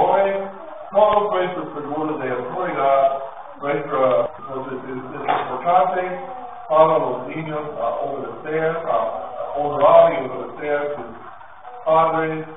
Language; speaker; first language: Spanish; non-native, learner; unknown